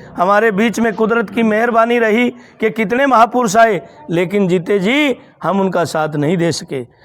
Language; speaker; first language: Hindi; native; Hindi